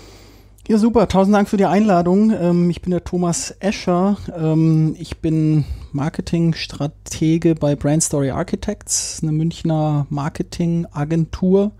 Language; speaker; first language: German; native; German